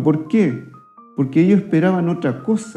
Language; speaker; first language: Spanish; native; Spanish